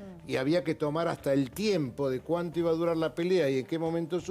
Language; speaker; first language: Spanish; native; Spanish